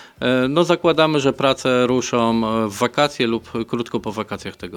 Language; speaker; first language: Polish; native; Polish